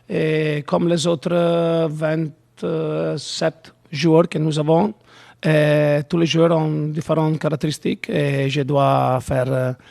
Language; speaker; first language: French; non-native, learner; Italian